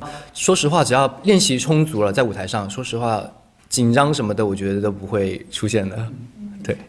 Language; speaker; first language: Chinese; native; Chinese